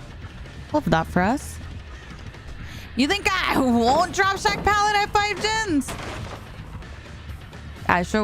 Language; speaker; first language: English; early bilingual, heritage; Spanish